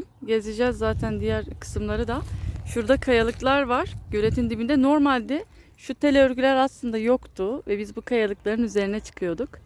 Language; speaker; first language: Turkish; native; Turkish